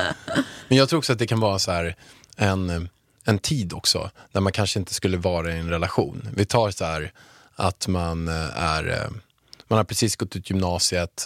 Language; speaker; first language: Swedish; native; Swedish